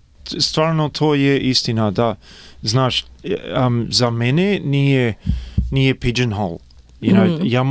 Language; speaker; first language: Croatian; early bilingual, heritage; Croatian